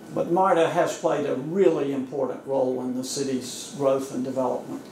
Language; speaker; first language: English; native; English